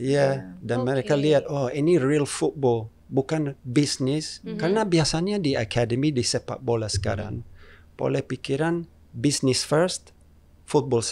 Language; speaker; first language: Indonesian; non-native, fluent; English